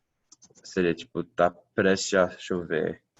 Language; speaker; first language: Portuguese; non-native, fluent; English